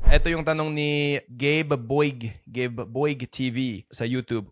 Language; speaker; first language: Filipino; non-native, fluent; English